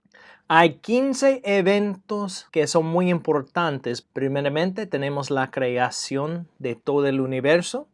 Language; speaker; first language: Spanish; non-native, fluent; English